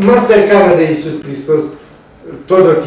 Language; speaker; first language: Spanish; non-native, learner; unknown